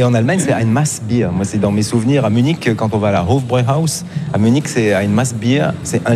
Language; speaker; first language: French; native; French